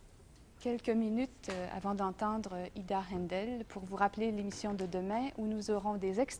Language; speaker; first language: French; native; French